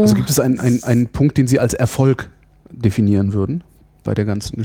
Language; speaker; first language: German; native; German